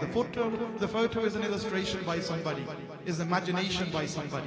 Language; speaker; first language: English; early bilingual, other home language; Punjabi